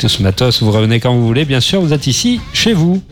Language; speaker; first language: French; native; French